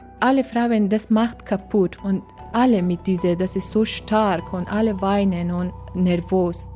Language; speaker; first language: German; non-native, learner; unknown